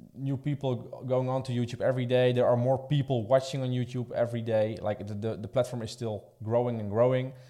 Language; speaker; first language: English; non-native, fluent; Dutch